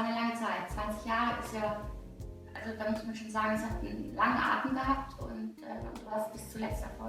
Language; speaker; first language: German; native; German